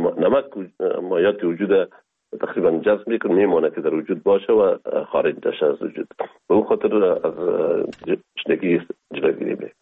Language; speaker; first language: Persian; native; Persian